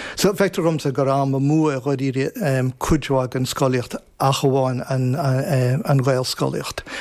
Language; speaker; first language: Irish; non-native, fluent; English